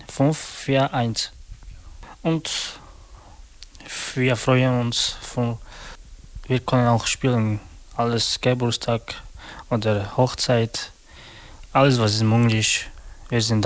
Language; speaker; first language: German; non-native, learner; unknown